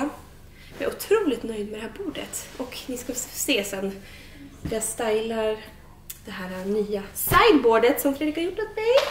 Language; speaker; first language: Swedish; native; Swedish